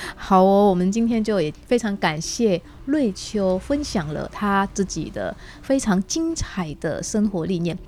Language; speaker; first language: Chinese; native; Chinese